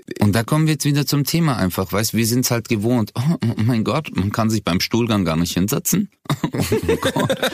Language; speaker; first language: German; early bilingual, other home language; Turkish